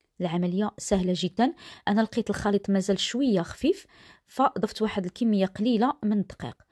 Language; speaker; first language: Arabic; native; Arabic